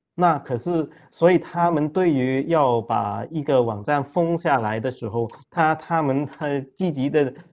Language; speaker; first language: Chinese; non-native, local second language; Cantonese